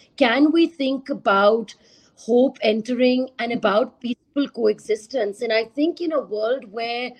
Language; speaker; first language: English; non-native, local second language; Urdu